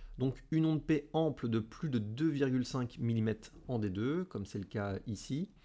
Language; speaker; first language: French; native; French